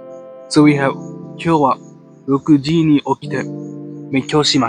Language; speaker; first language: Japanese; non-native, learner; English